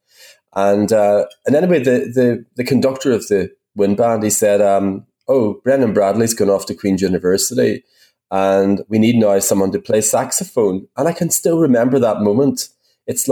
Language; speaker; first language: English; native; English